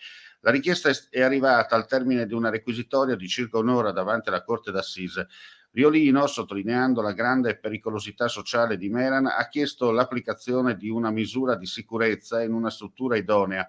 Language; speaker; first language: Italian; native; Italian